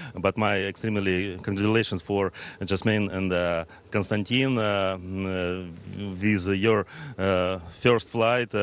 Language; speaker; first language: English; non-native, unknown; Russian